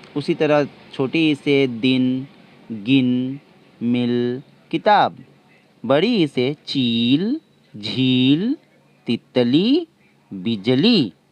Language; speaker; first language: Hindi; non-native, local second language; Assamese